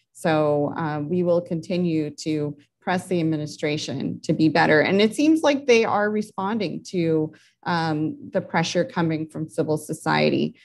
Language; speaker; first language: English; native; English